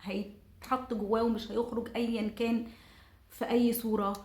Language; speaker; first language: Arabic; native; Arabic